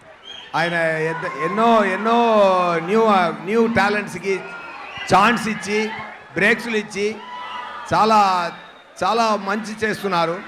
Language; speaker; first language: Telugu; non-native, learner; Tamil